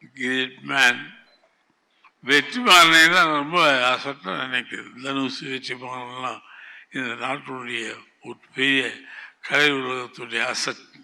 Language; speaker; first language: Tamil; native; Tamil